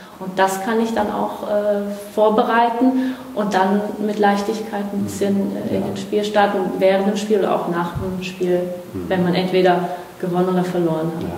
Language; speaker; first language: German; non-native, fluent; Portuguese